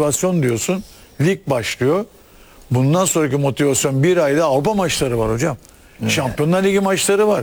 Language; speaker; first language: Turkish; native; Turkish